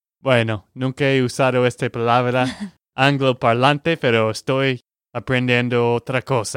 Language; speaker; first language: Spanish; non-native, learner; English